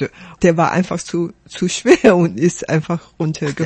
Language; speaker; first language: German; non-native, fluent; Chinese